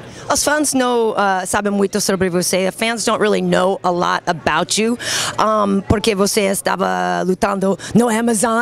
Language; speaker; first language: Portuguese; non-native, learner; English